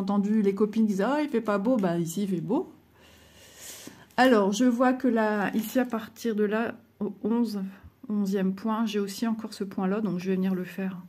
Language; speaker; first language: French; native; French